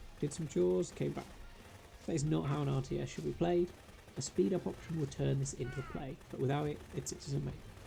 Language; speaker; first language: English; native; English